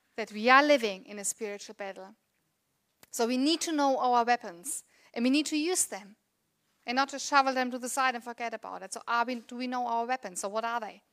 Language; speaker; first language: English; non-native, fluent; German